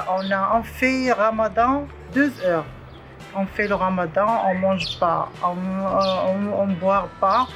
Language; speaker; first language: French; non-native, local second language; Arabic